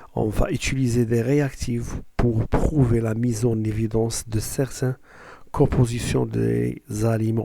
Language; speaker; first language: French; non-native, local second language; Arabic